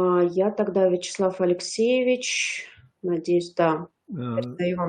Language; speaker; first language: Russian; native; Russian